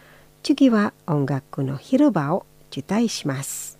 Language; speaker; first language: Japanese; non-native, fluent; Indonesian